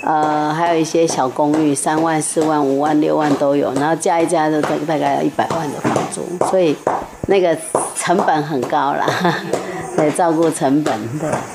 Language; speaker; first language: Chinese; native; Chinese